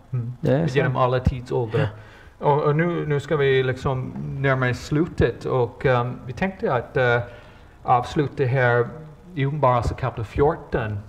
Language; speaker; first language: Swedish; non-native, fluent; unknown